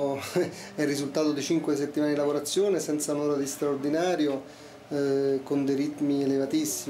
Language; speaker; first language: Italian; native; Italian